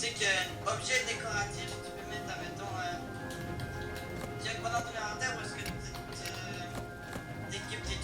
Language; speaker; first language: French; native; French